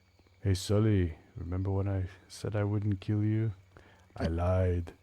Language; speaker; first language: English; native; English